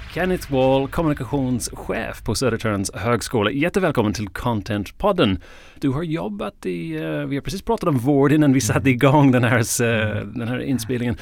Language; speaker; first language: Swedish; non-native, fluent; English